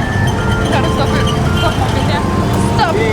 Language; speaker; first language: Indonesian; non-native, fluent; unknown